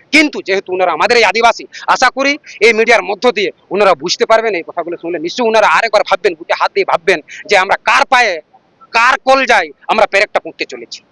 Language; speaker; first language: Bangla; non-native, local second language; Santali